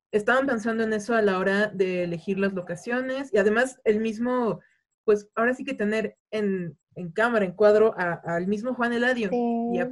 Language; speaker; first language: Spanish; native; Spanish